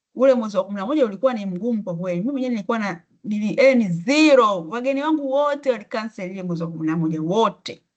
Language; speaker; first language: Swahili; native; Swahili